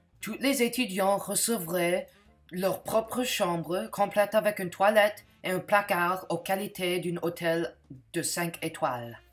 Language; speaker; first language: French; non-native, learner; English